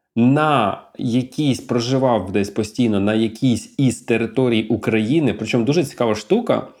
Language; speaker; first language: Ukrainian; native; Ukrainian